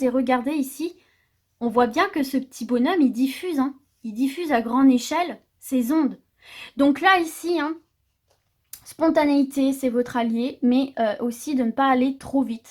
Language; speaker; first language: French; native; French